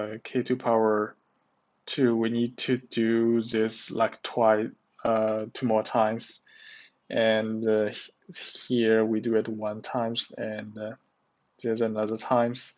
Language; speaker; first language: English; non-native, learner; Chinese